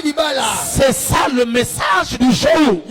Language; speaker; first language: French; non-native, local second language; Lingala